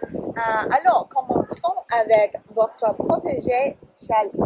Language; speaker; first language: French; non-native, learner; English